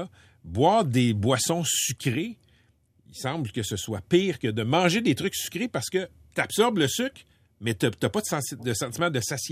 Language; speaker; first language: French; native; French